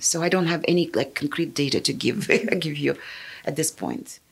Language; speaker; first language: English; non-native, fluent; Yakut